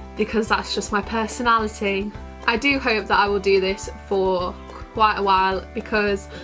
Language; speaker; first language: English; native; English